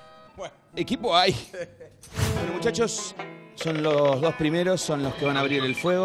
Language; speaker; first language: Spanish; native; Spanish